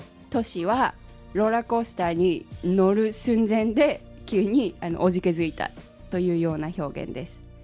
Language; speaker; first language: Japanese; native; Japanese